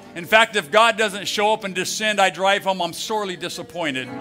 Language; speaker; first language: English; native; English